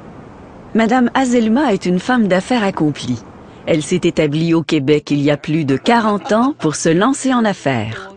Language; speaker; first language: French; native; French